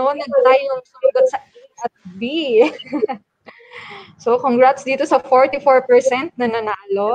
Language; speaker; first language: Filipino; native; Filipino